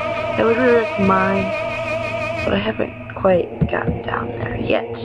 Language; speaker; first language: English; native; English